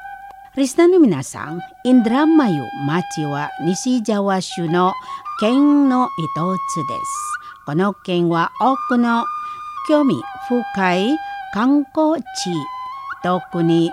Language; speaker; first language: Japanese; non-native, fluent; Indonesian